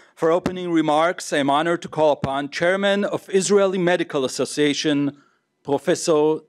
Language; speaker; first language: English; non-native, fluent; Hebrew